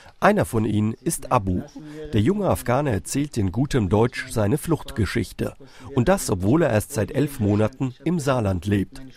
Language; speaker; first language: German; native; German